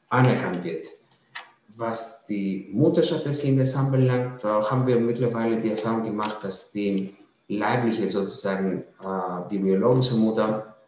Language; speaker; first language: German; non-native, fluent; Greek